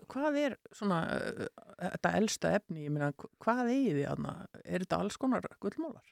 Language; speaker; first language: Icelandic; native; Icelandic